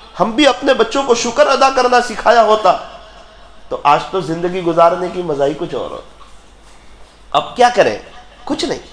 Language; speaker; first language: Urdu; non-native, local second language; Gujarati